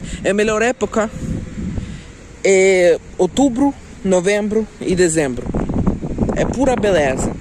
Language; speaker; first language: Portuguese; non-native, fluent; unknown